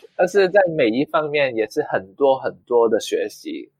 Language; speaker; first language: Chinese; non-native, local second language; Cantonese